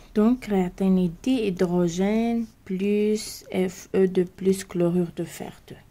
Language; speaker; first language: French; non-native, local second language; Arabic